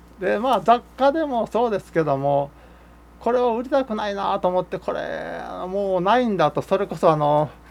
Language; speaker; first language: Japanese; native; Japanese